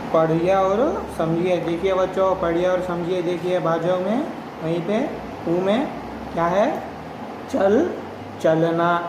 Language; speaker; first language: Hindi; non-native, local second language; Telugu